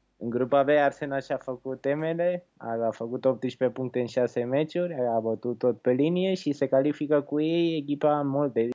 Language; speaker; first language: Romanian; early bilingual, heritage; Romanian